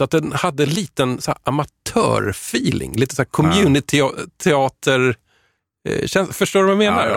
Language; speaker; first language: Swedish; native; Swedish